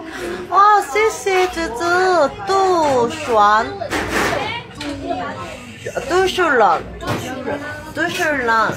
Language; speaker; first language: Chinese; non-native, learner; Korean